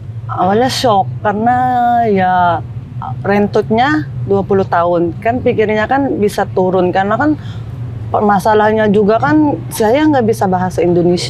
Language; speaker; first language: Indonesian; non-native, fluent; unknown